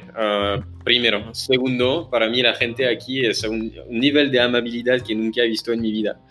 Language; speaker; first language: Spanish; non-native, fluent; French